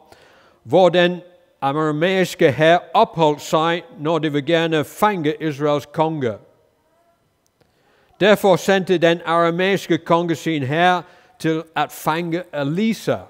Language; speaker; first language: Danish; non-native, fluent; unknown